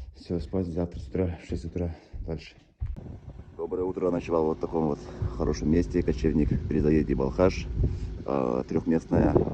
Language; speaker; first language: Russian; non-native, local second language; Yakut